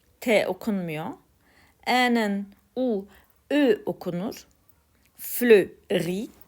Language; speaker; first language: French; non-native, fluent; Turkish